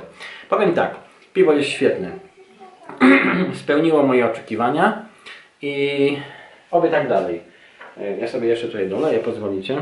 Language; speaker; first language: Polish; native; Polish